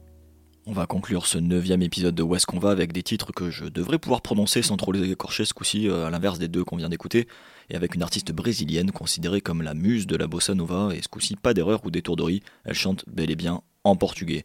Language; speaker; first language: French; native; French